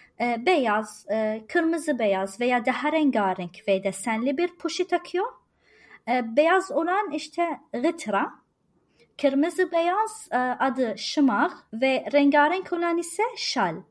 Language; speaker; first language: Turkish; non-native, learner; Arabic